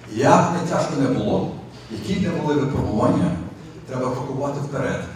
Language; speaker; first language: Ukrainian; early bilingual, other home language; English